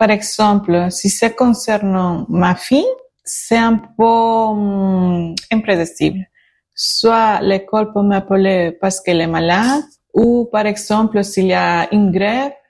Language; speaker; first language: French; non-native, learner; Spanish